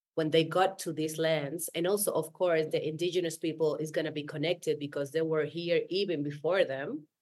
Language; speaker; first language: English; non-native, fluent; Spanish